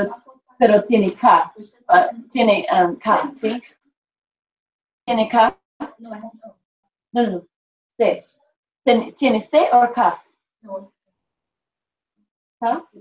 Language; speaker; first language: Spanish; non-native, learner; English